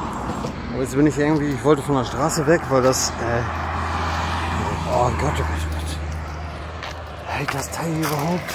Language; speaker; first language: German; native; German